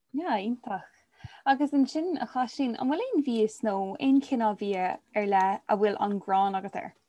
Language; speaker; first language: Irish; non-native, local second language; English